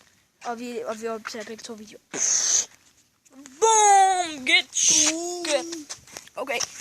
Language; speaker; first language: Danish; native; Danish